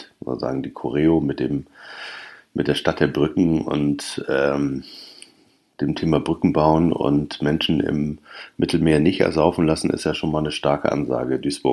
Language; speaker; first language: German; native; German